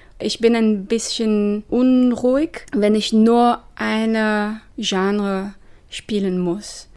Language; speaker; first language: German; non-native, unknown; Hebrew